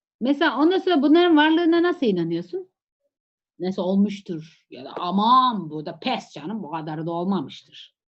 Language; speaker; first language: Turkish; native; Turkish